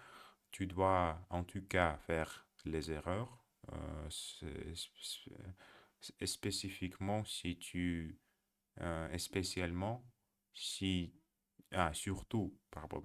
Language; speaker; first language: French; non-native, learner; Russian